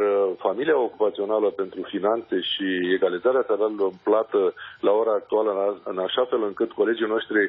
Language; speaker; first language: Romanian; native; Romanian